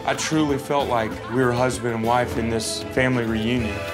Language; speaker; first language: English; native; English